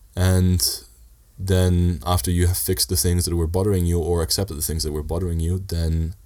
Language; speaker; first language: English; early bilingual, heritage; Dutch